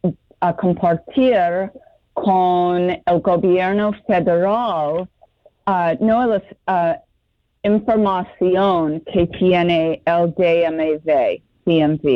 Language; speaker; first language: Spanish; non-native, learner; English